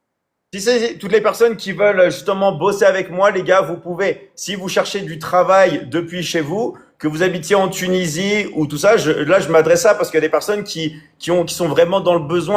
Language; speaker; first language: French; native; French